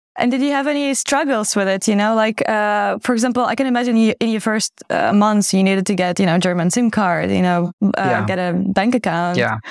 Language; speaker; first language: English; non-native, fluent; Ukrainian